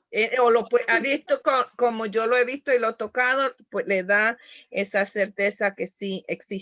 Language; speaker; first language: Spanish; early bilingual, heritage; Spanish